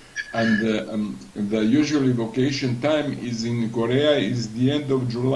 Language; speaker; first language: English; non-native, learner; Serbian